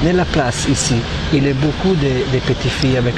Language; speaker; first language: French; non-native, learner; Italian